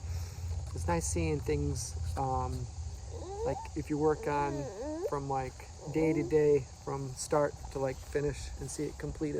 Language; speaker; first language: English; native; English